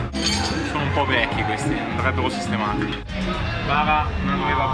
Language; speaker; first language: Italian; native; Italian